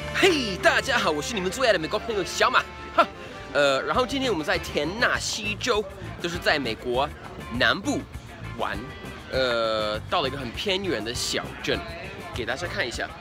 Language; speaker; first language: Chinese; non-native, fluent; English